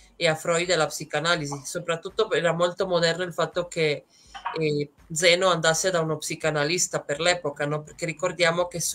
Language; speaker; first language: Italian; native; Italian